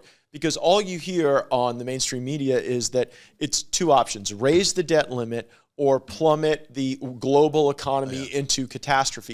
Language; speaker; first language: English; native; English